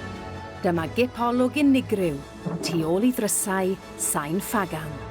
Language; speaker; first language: Welsh; native; Welsh